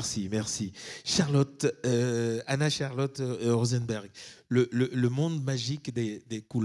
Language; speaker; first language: French; native; French